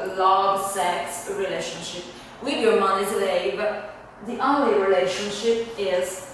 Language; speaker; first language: English; non-native, fluent; Italian